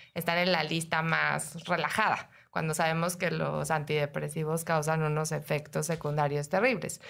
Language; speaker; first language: Spanish; native; Spanish